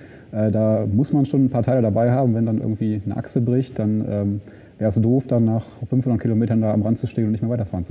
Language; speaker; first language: German; native; German